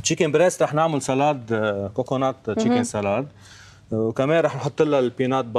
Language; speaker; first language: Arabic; native; Arabic